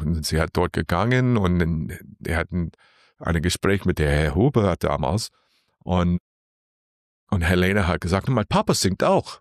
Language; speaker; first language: German; non-native, learner; English